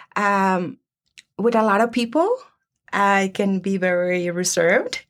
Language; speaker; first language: English; early bilingual, other home language; Spanish